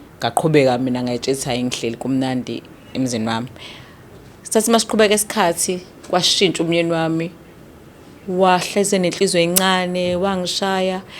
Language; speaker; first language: Zulu; native; Zulu